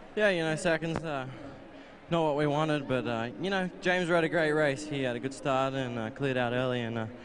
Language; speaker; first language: English; native; English